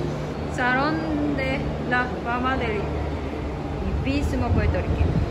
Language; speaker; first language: Spanish; non-native, learner; Japanese